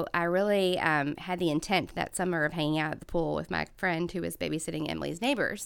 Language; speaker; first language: English; native; English